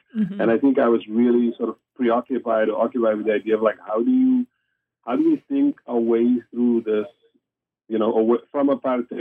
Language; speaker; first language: English; non-native, local second language; Afrikaans